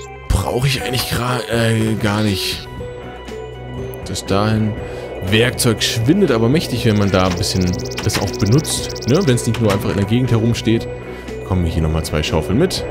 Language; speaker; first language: German; native; German